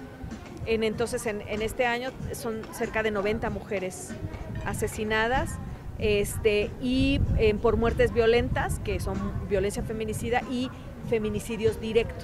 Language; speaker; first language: Spanish; native; Spanish